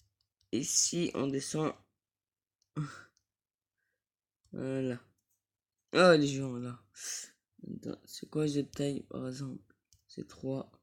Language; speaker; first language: French; native; French